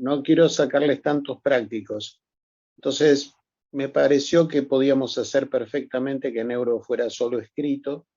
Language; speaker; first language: Spanish; native; Spanish